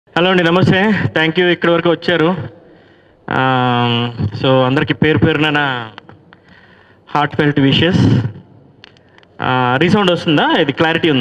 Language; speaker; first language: Telugu; native; Telugu